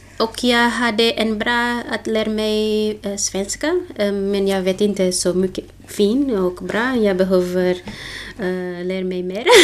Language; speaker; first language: Swedish; non-native, learner; Portuguese